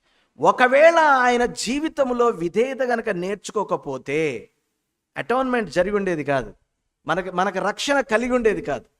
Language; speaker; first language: Telugu; native; Telugu